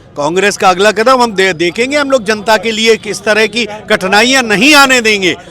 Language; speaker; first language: Hindi; native; Hindi